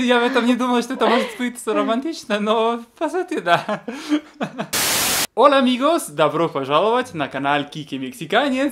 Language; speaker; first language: Russian; non-native, fluent; Spanish